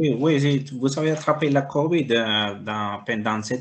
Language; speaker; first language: French; non-native, learner; Spanish